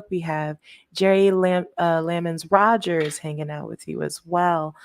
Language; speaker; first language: English; native; English